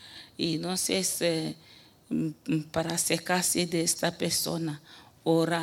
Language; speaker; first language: Spanish; non-native, fluent; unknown